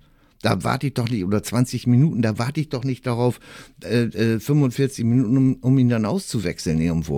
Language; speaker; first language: German; native; German